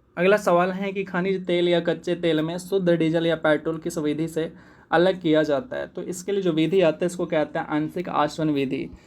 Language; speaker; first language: Hindi; native; Hindi